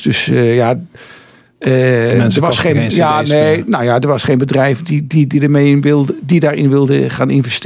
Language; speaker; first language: Dutch; native; Dutch